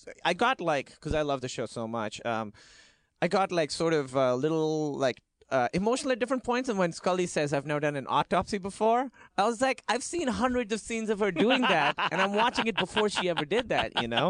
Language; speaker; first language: English; non-native, local second language; Urdu